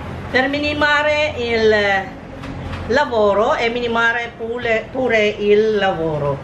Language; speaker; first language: Italian; non-native, fluent; Filipino